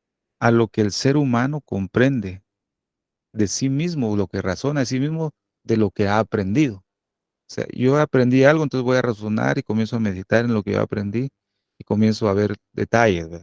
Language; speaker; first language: Spanish; native; Spanish